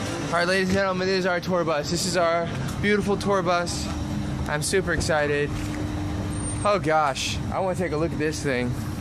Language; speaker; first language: English; early bilingual, other home language; Korean